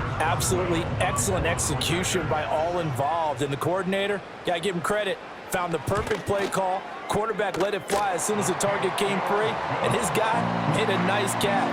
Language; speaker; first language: English; native; English